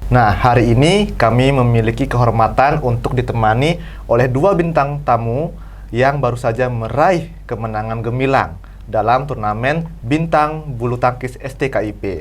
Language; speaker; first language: Indonesian; non-native, local second language; Balinese